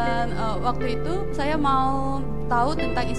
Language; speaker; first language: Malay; non-native, fluent; Korean